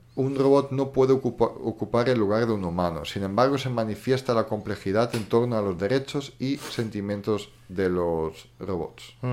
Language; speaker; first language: Spanish; early bilingual, other home language; German